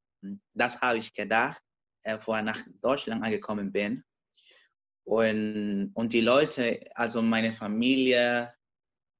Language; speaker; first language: German; non-native, learner; Spanish